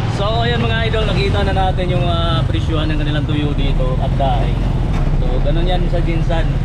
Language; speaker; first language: Filipino; non-native, local second language; Cebuano